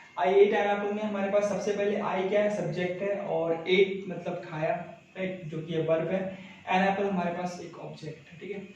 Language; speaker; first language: Hindi; native; Hindi